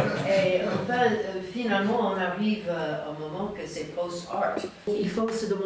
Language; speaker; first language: French; non-native, fluent; English